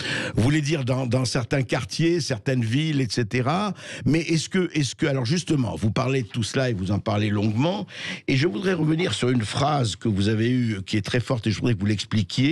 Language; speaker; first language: French; native; French